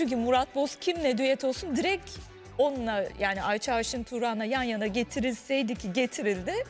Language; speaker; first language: Turkish; native; Turkish